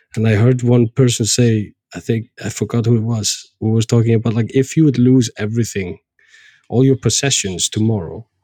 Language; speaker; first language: English; non-native, fluent; Icelandic